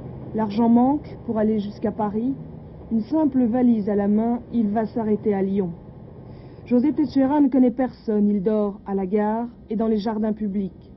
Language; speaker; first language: French; native; French